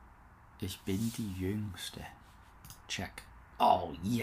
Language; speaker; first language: German; non-native, learner; English